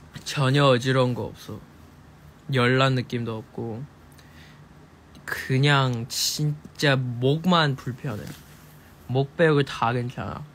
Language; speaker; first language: Korean; non-native, fluent; Chinese